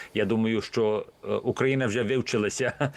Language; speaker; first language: Ukrainian; early bilingual, heritage; Ukrainian